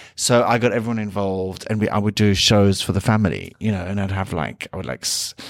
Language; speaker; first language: English; native; English